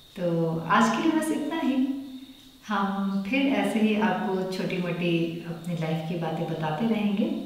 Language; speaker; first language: Hindi; native; Hindi